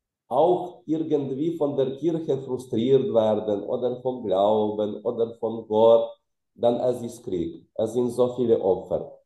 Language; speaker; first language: German; non-native, fluent; Ukrainian